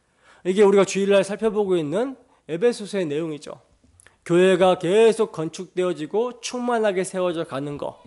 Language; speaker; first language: Korean; native; Korean